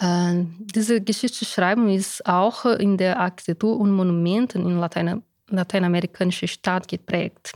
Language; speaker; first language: German; non-native, fluent; Portuguese